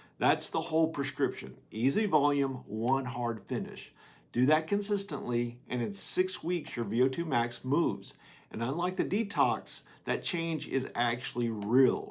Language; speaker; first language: English; native; English